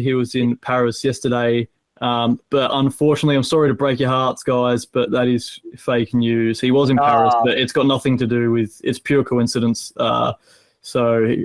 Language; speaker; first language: English; native; English